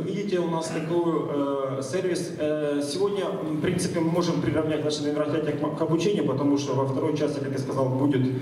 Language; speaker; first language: Russian; native; Russian